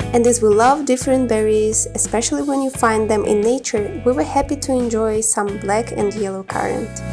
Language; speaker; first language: English; non-native, fluent; Kazakh